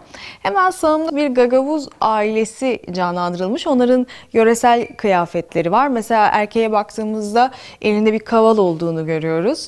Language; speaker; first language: Turkish; native; Turkish